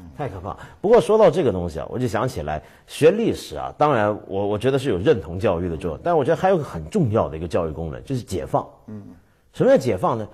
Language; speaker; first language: Chinese; native; Chinese